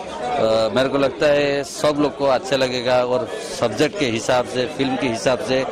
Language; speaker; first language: Hindi; non-native, local second language; Odia